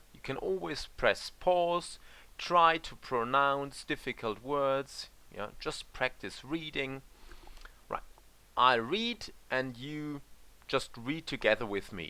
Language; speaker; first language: English; non-native, fluent; German